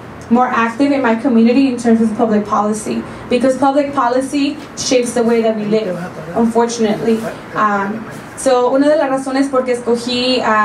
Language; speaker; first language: English; early bilingual, other home language; Spanish